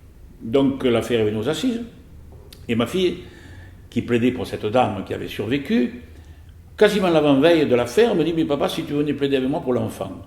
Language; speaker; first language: French; native; French